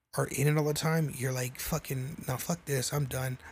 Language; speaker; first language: English; native; English